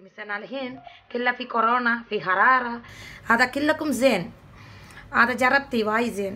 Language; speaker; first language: Arabic; non-native, learner; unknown